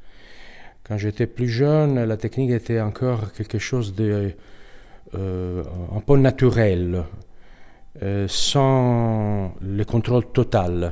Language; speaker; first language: French; non-native, fluent; Italian